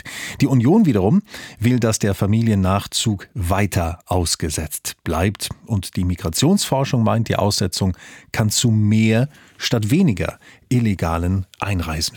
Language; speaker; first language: German; native; German